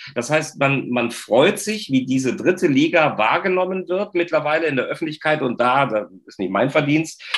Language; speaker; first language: German; native; German